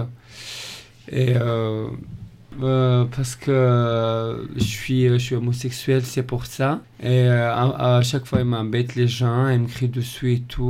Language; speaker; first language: French; non-native, fluent; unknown